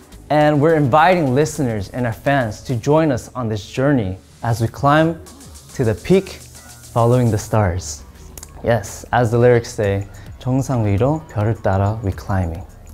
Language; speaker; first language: English; early bilingual, other home language; Korean